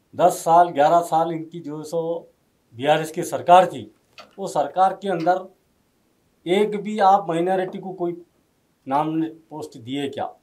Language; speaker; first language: Hindi; non-native, local second language; Urdu